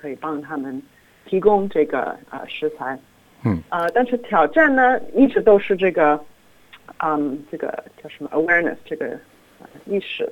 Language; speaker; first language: Chinese; non-native, fluent; English